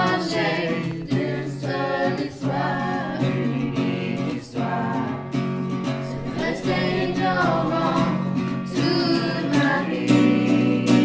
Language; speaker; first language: French; non-native, learner; English